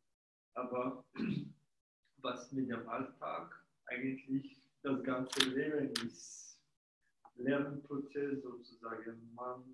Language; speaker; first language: German; non-native, fluent; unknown